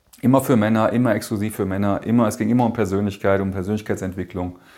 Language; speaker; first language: German; native; German